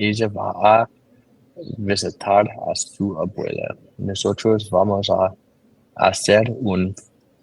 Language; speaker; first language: Spanish; non-native, learner; English